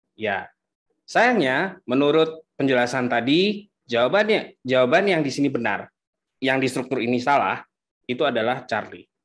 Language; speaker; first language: Indonesian; native; Indonesian